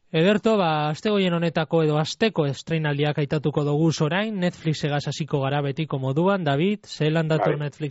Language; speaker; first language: Basque; native; Basque